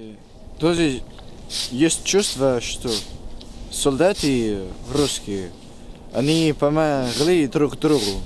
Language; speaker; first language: Russian; non-native, fluent; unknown